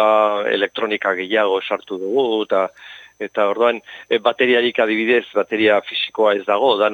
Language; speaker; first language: Basque; non-native, local second language; Spanish